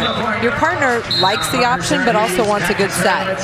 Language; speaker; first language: English; native; English